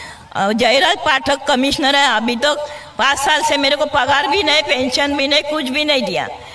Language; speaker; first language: Hindi; non-native, local second language; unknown